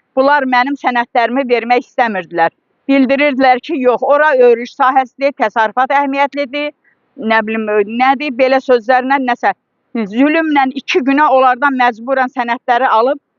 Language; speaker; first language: Azerbaijani; native; Azerbaijani